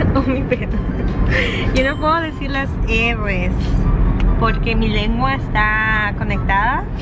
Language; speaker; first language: Spanish; early bilingual, heritage; Spanish